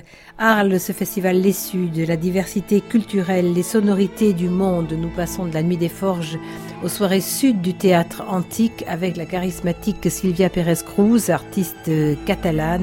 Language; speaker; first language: French; native; French